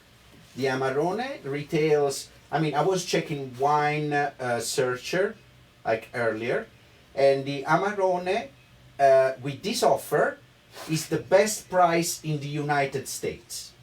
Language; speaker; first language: English; non-native, fluent; Italian